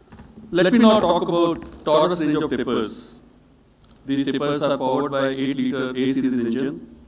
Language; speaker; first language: English; non-native, local second language; Hindi